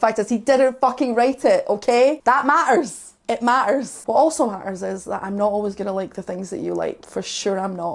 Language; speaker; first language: English; native; English